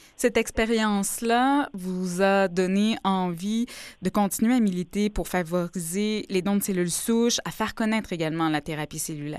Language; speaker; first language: French; native; French